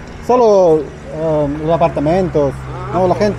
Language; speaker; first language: Spanish; non-native, learner; Slovak